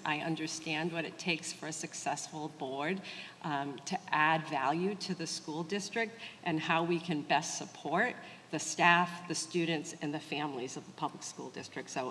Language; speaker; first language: English; early bilingual, other home language; Portuguese